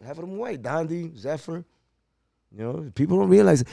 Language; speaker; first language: English; early bilingual, other home language; Spanish